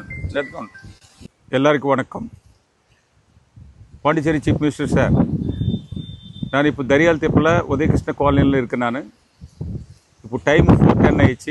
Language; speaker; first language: Tamil; non-native, local second language; Telugu